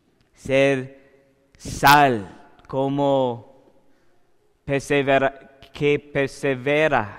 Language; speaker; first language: Spanish; non-native, learner; English